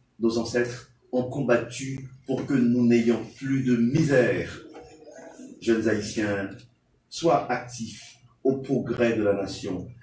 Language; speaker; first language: French; non-native, local second language; Haitian Creole